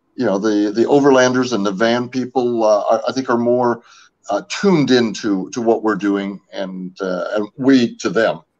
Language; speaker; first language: English; native; English